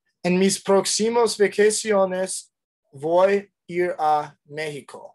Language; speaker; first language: Spanish; non-native, learner; English